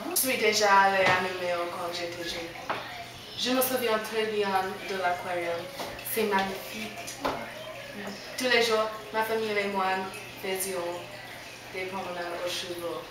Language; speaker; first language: French; non-native, learner; English